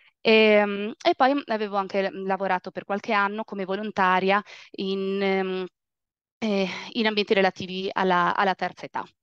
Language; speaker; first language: Italian; native; Italian